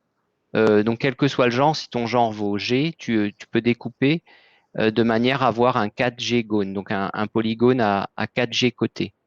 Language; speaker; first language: French; native; French